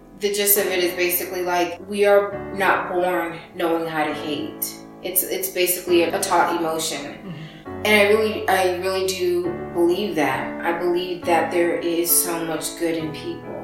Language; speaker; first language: English; native; English